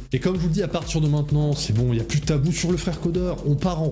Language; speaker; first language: French; native; French